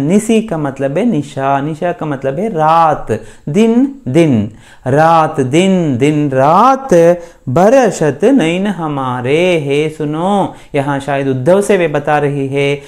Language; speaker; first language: Hindi; non-native, local second language; Kannada